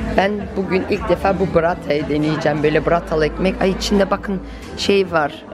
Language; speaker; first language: Turkish; early bilingual, heritage; Turkish